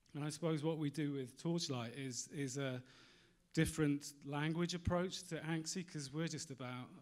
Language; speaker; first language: English; native; English